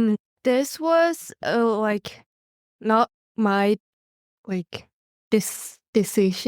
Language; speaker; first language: English; non-native, learner; Mongolian